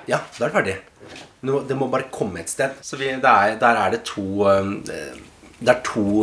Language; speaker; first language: Norwegian; native; Norwegian